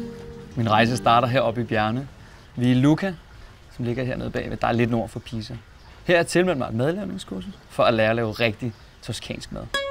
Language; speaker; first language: Danish; native; Danish